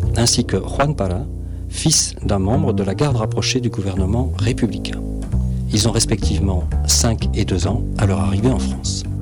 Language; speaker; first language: French; native; French